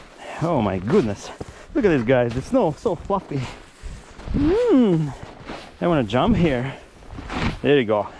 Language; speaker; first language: English; non-native, learner; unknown